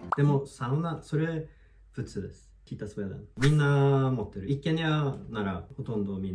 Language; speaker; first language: Japanese; non-native, learner; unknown